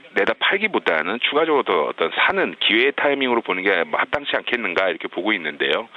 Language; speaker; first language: Korean; native; Korean